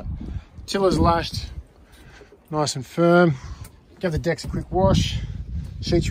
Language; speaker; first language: English; native; English